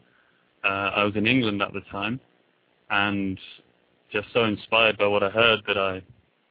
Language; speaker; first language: English; native; English